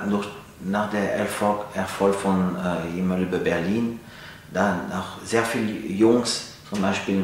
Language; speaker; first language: German; non-native, fluent; French